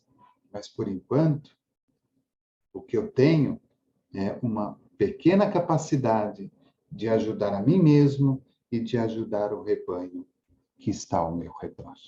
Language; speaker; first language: Portuguese; native; Portuguese